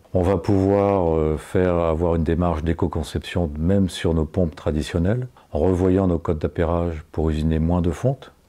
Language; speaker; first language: French; native; French